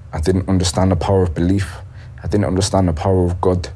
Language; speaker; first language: English; native; English